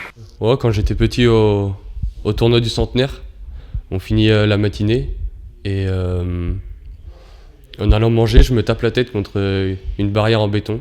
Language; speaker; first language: French; native; French